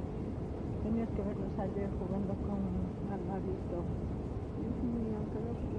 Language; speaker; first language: Spanish; native; Spanish